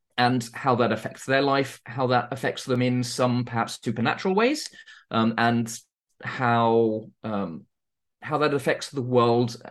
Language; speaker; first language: English; native; English